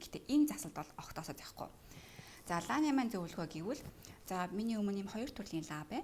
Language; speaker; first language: Mongolian; native; Mongolian